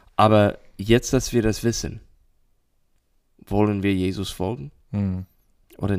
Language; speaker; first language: German; non-native, learner; English